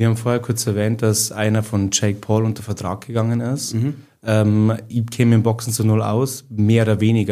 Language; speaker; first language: German; native; German